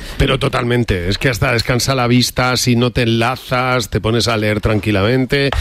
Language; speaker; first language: Spanish; native; Spanish